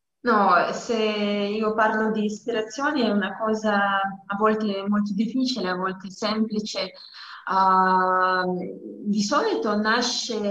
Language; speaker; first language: Italian; non-native, learner; Russian